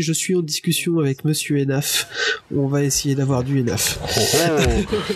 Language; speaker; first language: French; native; French